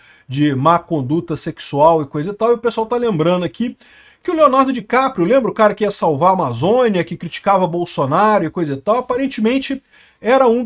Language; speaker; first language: Portuguese; native; Portuguese